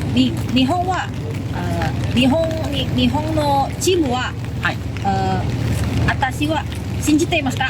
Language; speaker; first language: Japanese; non-native, learner; Indonesian